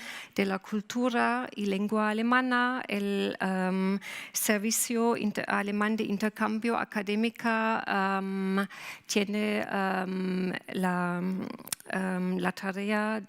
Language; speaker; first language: Spanish; non-native, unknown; German